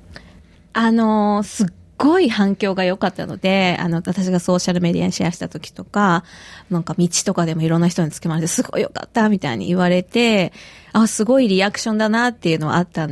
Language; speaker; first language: Japanese; native; Japanese